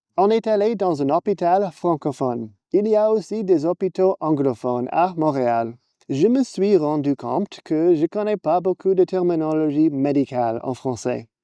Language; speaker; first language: French; non-native, fluent; English